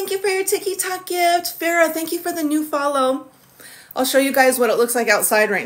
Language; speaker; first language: English; native; English